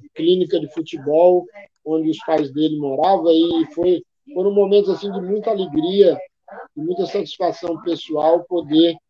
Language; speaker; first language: Portuguese; native; Portuguese